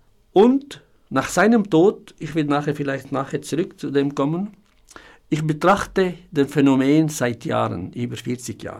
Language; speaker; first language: German; non-native, fluent; Arabic